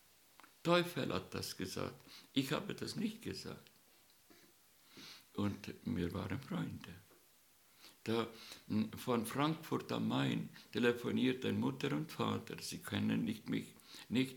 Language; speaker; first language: German; non-native, learner; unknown